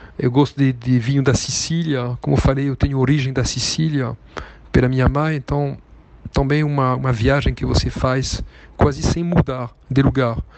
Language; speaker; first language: Portuguese; non-native, fluent; French